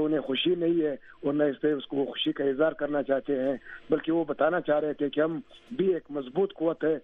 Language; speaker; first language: Urdu; native; Urdu